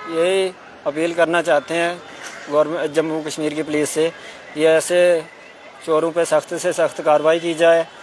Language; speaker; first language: Hindi; native; Hindi